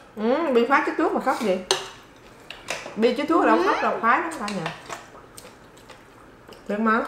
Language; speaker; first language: Vietnamese; native; Vietnamese